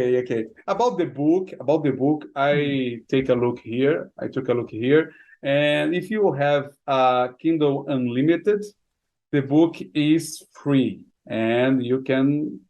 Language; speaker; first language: English; non-native, fluent; Portuguese